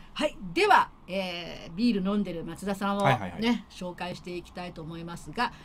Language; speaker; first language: Japanese; native; Japanese